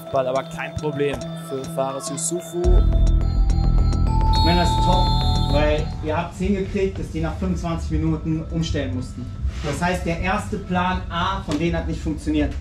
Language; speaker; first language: German; native; German